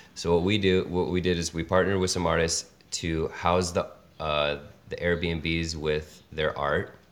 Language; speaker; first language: English; native; English